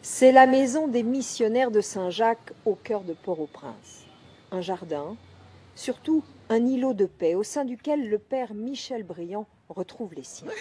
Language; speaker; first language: French; native; French